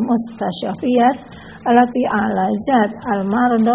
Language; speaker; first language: Arabic; non-native, fluent; Indonesian